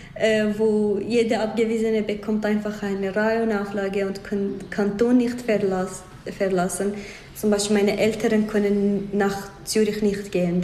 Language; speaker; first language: German; non-native, fluent; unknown